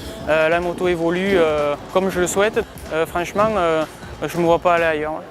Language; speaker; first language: French; native; French